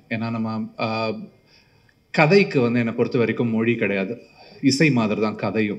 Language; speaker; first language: Tamil; native; Tamil